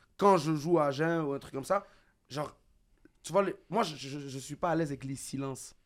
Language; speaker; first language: French; early bilingual, other home language; Arabic